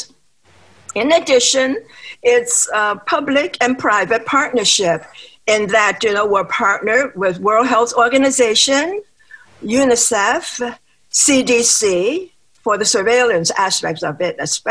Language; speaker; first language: English; non-native, local second language; Cantonese